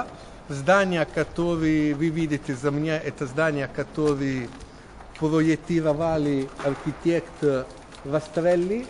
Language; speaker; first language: Russian; non-native, learner; Italian